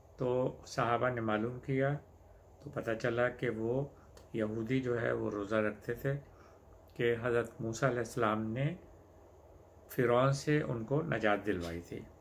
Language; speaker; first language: Hindi; native; Hindi